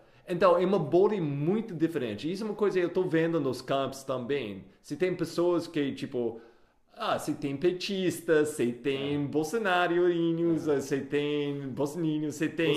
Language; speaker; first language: Portuguese; non-native, fluent; English